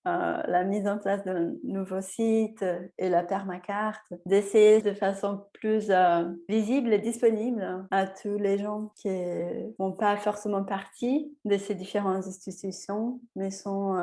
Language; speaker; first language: French; non-native, fluent; Portuguese